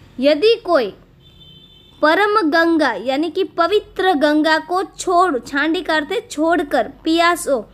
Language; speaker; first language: Hindi; non-native, local second language; Gujarati